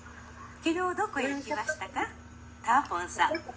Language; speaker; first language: Japanese; non-native, learner; Filipino